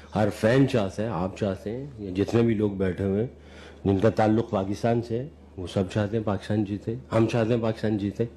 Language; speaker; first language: Hindi; native; Hindi